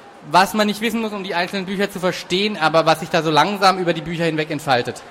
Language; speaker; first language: German; native; German